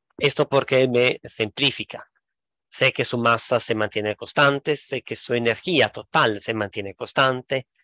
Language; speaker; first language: Spanish; non-native, fluent; Italian